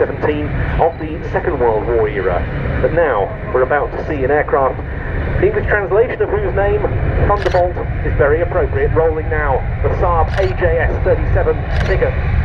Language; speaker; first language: English; native; English